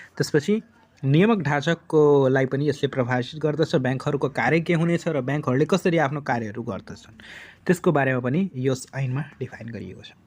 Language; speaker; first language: Nepali; native; Nepali